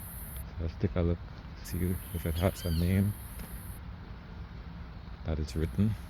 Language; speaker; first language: English; native; English